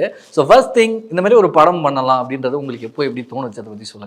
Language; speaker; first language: Tamil; native; Tamil